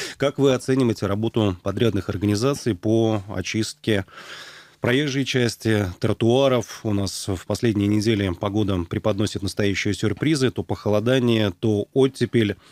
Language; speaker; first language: Russian; native; Russian